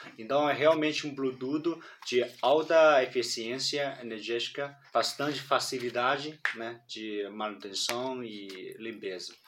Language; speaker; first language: Portuguese; non-native, fluent; Chinese